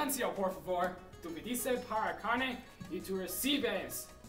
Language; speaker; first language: Spanish; non-native, learner; English